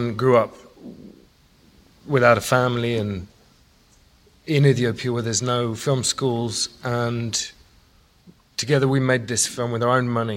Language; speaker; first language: English; native; English